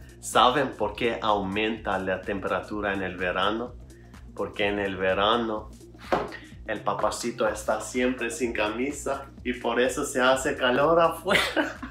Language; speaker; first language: Spanish; non-native, learner; Albanian